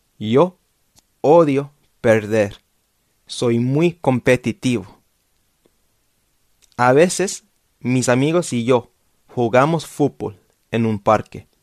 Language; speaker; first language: Spanish; non-native, fluent; English